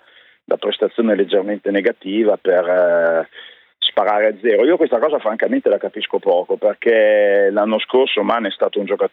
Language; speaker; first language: Italian; native; Italian